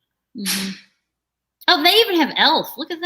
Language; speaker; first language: English; native; English